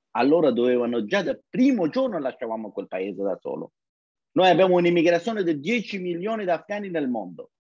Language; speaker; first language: Italian; non-native, learner; Persian